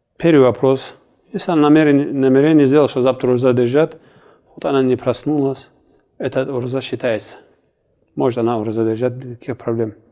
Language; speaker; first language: Russian; non-native, local second language; Kumyk